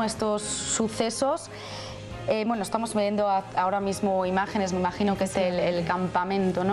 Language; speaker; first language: Spanish; native; Spanish